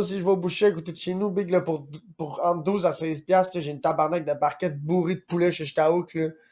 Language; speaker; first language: French; native; French